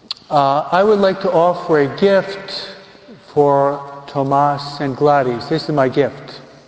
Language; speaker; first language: English; native; English